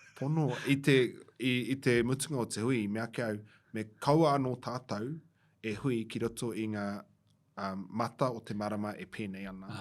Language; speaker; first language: Māori; non-native, local second language; English